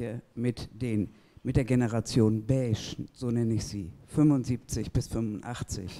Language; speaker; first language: German; native; German